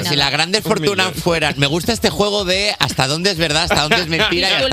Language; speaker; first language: Spanish; native; Spanish